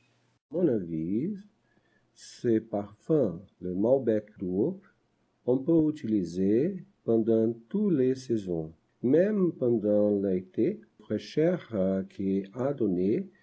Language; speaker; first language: French; non-native, learner; Portuguese